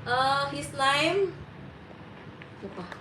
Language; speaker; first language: English; non-native, learner; Indonesian